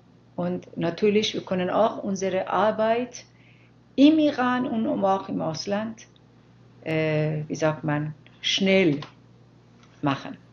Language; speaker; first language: German; non-native, fluent; Persian